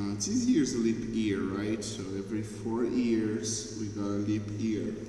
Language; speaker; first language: English; non-native, fluent; Portuguese